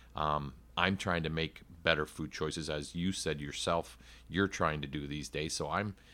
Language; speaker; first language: English; native; English